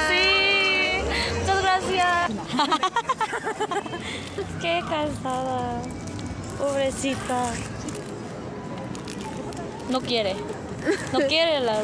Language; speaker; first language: Spanish; non-native, learner; Korean